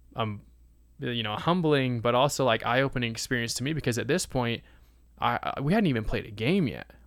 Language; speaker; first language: English; native; English